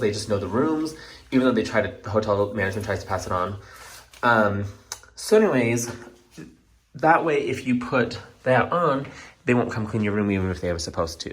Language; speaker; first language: English; native; English